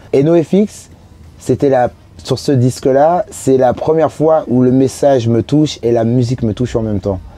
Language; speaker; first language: French; native; French